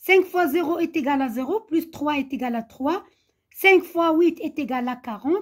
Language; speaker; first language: French; non-native, local second language; Arabic